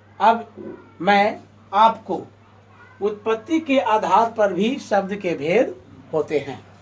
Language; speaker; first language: Hindi; native; Hindi